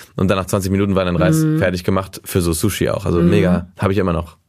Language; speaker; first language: German; early bilingual, heritage; German